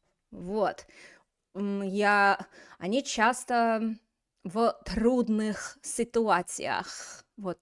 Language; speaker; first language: Russian; non-native, fluent; English